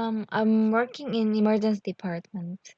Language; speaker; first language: English; non-native, learner; Korean